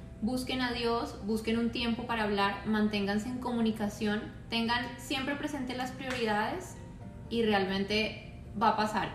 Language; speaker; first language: Spanish; native; Spanish